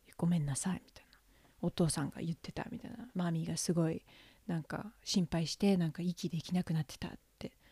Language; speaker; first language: Japanese; early bilingual, heritage; Japanese